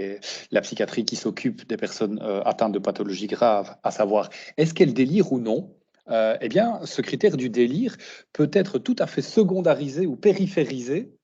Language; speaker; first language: French; native; French